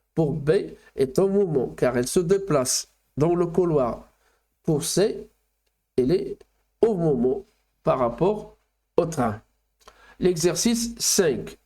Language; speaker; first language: French; non-native, local second language; Arabic